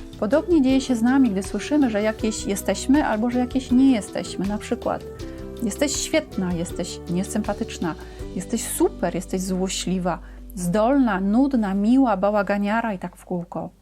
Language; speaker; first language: Polish; native; Polish